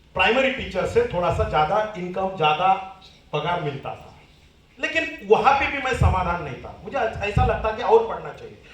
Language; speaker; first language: Hindi; non-native, local second language; Marathi